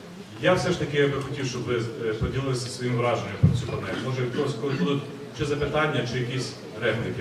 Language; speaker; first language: Ukrainian; native; Ukrainian